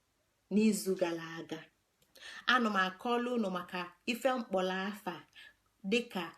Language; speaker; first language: Igbo; native; Igbo